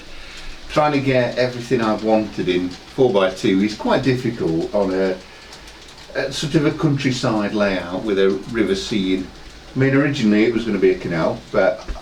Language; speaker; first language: English; native; English